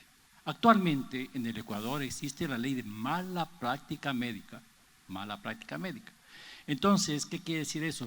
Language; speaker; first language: Spanish; native; Spanish